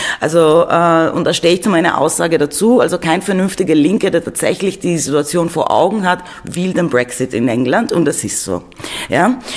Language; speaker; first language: German; non-native, fluent; Greek